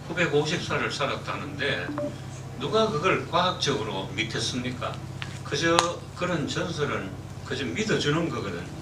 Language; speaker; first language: Korean; native; Korean